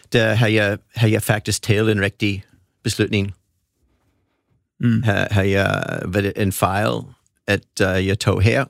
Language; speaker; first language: Danish; non-native, fluent; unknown